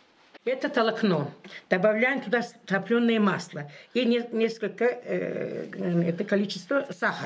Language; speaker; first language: Russian; non-native, local second language; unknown